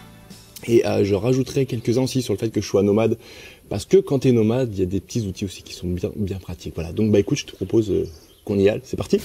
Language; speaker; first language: French; native; French